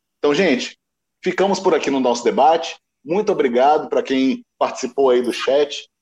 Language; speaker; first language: Portuguese; native; Portuguese